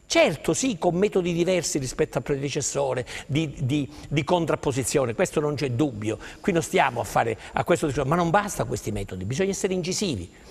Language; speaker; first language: Italian; native; Italian